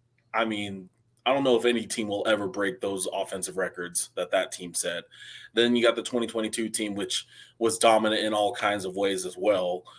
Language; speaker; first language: English; native; English